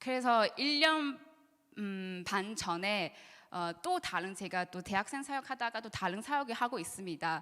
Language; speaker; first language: Korean; non-native, learner; Chinese